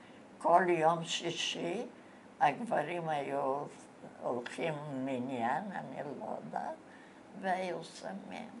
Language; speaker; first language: Hebrew; non-native, fluent; Bulgarian